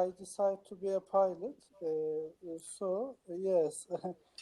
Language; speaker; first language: English; non-native, learner; Turkish